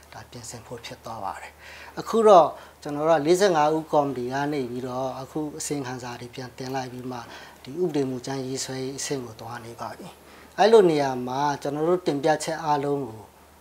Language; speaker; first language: Burmese; non-native, local second language; Shan